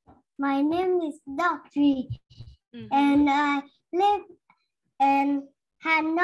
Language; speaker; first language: English; non-native, learner; Vietnamese